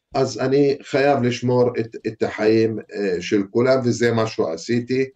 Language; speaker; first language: Hebrew; non-native, fluent; Arabic